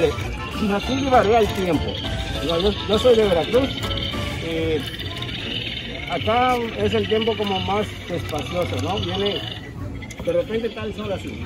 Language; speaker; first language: Spanish; native; Spanish